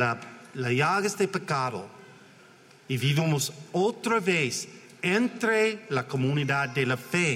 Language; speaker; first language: Spanish; non-native, learner; English